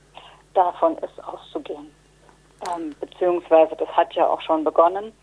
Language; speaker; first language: German; native; German